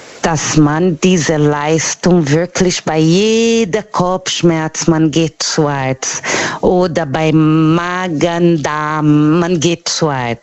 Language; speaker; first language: German; non-native, learner; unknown